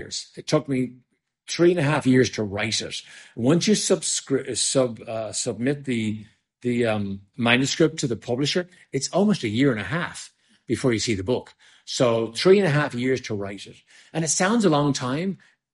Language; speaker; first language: English; native; English